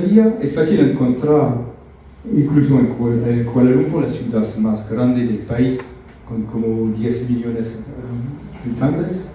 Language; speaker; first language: Spanish; non-native, fluent; French